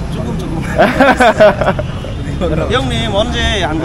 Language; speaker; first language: Korean; non-native, learner; Bangla